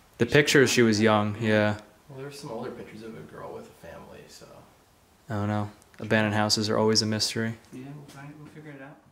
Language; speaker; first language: English; native; English